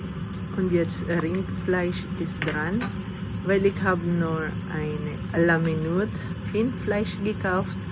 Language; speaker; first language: German; non-native, learner; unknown